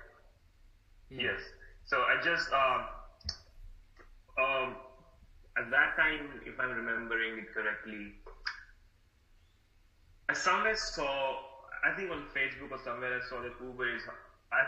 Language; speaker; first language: English; non-native, local second language; Hindi